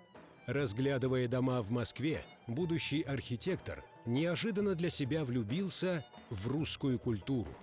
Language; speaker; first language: Russian; native; Russian